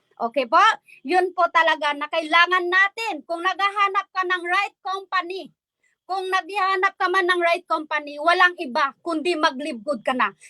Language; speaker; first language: Filipino; non-native, local second language; Waray